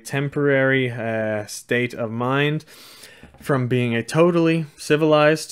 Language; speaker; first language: English; non-native, fluent; Swedish